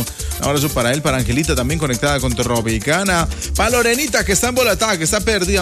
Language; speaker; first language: Spanish; native; Spanish